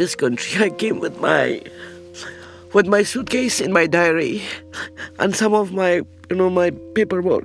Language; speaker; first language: English; non-native, learner; Persian